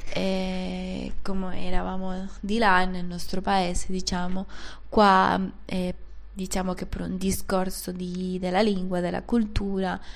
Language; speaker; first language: Italian; non-native, fluent; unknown